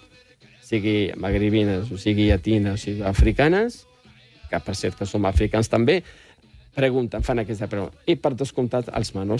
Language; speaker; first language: Catalan; non-native, fluent; Riffian